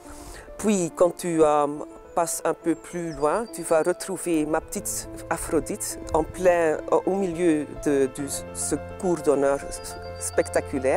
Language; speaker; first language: French; non-native, local second language; Dutch